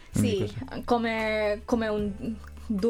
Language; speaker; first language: Italian; non-native, learner; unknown